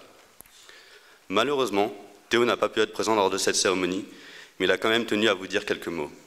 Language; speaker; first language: French; native; French